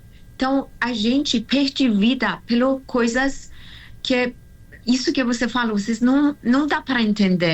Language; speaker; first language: Portuguese; non-native, learner; Persian